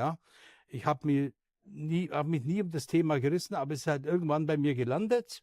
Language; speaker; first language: German; native; German